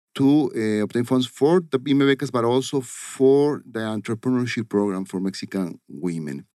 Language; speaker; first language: English; non-native, fluent; Spanish